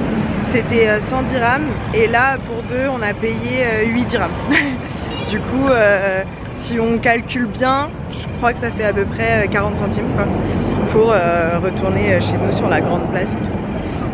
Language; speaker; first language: French; native; French